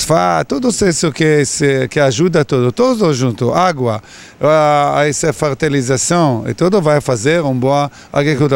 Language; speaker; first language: Portuguese; non-native, learner; Hebrew